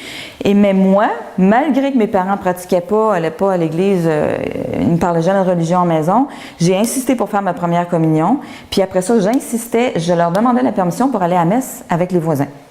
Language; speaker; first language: French; native; French